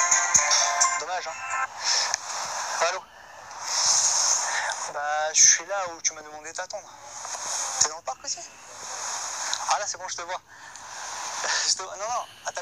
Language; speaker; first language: French; native; French